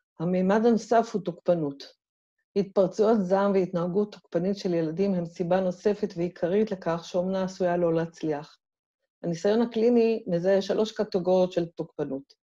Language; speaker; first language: Hebrew; native; Hebrew